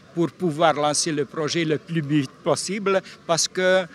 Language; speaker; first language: French; non-native, local second language; Hungarian